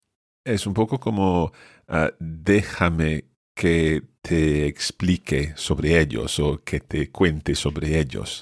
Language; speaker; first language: Spanish; non-native, fluent; English